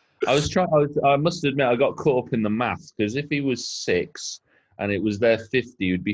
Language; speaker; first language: English; native; English